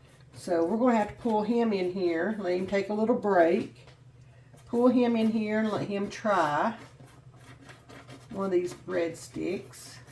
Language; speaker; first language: English; native; English